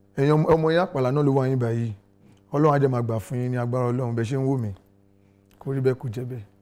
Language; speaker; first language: Yoruba; non-native, local second language; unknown